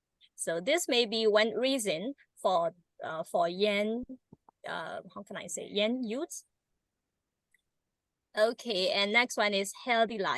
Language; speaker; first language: English; non-native, learner; Burmese